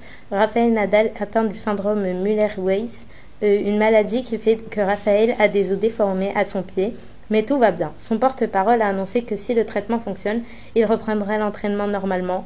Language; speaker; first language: French; native; French